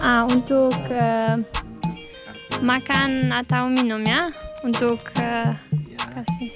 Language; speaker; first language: Indonesian; non-native, learner; Polish